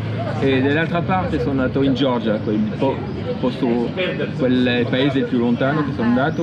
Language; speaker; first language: Italian; non-native, fluent; French